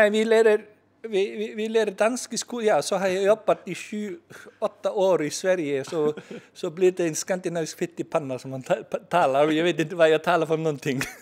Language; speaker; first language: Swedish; non-native, fluent; Icelandic